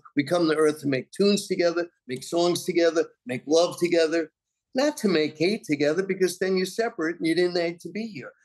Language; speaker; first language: English; native; English